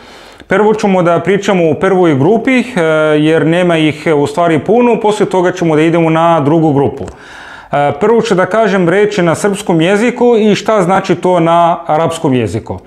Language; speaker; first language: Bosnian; non-native, fluent; Arabic